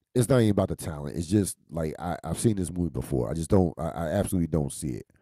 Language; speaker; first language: English; native; English